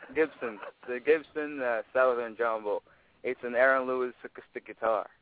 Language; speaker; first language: English; non-native, local second language; Filipino